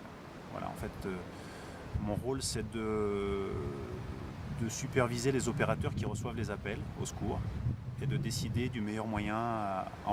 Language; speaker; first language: French; native; French